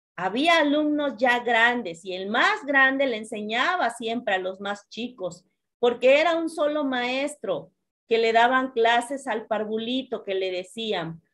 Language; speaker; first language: Spanish; native; Spanish